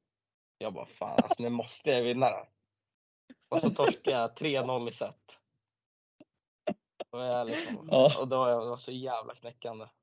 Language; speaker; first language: Swedish; native; Swedish